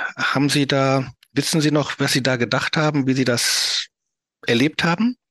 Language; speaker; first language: German; native; German